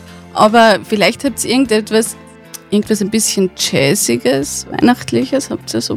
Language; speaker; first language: German; native; German